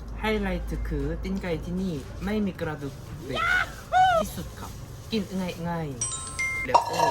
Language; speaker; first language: Thai; non-native, fluent; Korean